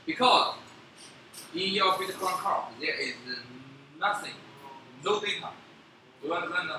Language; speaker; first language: English; non-native, learner; Chinese